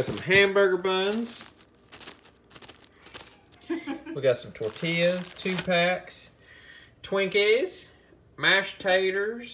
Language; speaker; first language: English; native; English